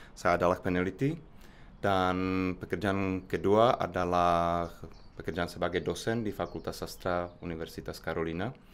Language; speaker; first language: Indonesian; non-native, fluent; Czech